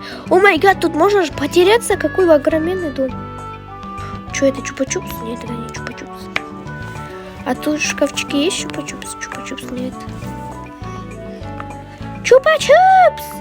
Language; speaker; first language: Russian; non-native, local second language; Kazakh